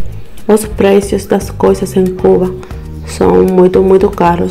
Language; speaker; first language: Portuguese; non-native, learner; Spanish